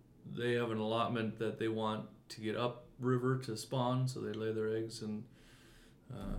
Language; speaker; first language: English; native; English